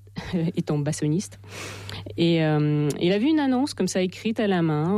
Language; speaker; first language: French; non-native, fluent; Russian